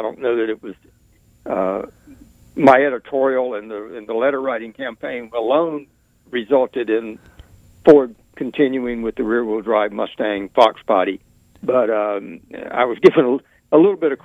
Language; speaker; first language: English; native; English